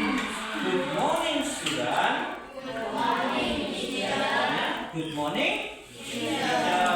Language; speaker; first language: English; non-native, learner; Indonesian